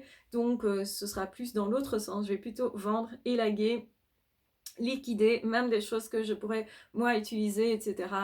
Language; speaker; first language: French; native; French